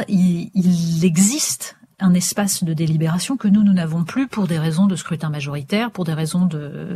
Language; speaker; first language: French; native; French